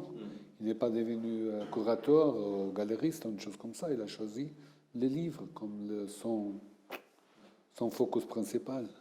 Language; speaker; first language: French; non-native, fluent; Portuguese